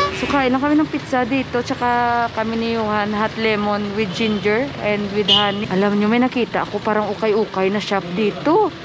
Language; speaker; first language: Filipino; native; Filipino